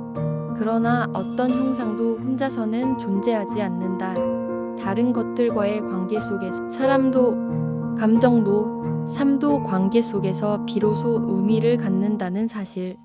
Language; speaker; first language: Korean; non-native, fluent; Vietnamese